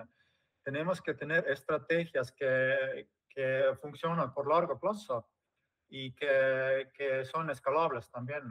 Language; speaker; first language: Spanish; non-native, fluent; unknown